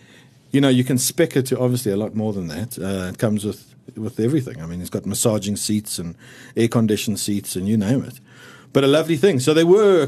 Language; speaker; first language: English; native; English